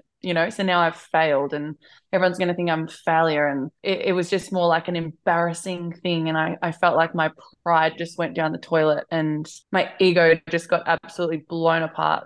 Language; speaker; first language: English; native; English